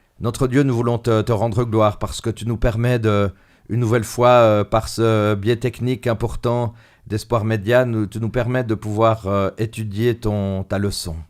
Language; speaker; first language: French; native; French